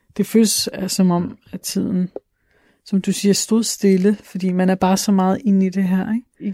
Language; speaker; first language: Danish; native; Danish